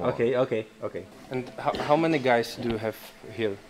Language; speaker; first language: English; non-native, learner; Czech